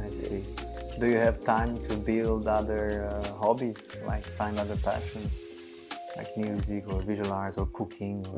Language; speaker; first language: English; non-native, fluent; Romanian